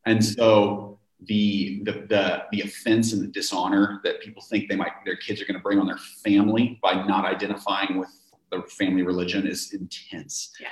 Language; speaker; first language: English; native; English